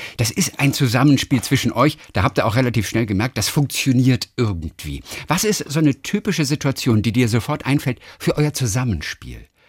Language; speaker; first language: German; native; German